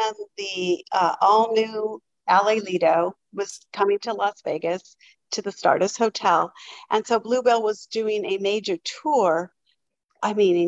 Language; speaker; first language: English; native; English